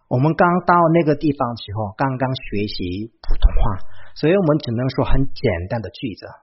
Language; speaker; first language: Chinese; non-native, fluent; Korean